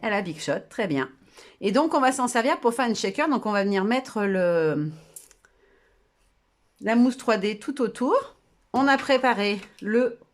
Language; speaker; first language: French; native; French